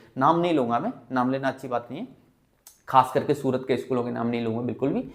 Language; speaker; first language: Hindi; native; Hindi